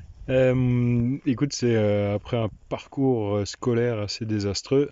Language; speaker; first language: French; native; French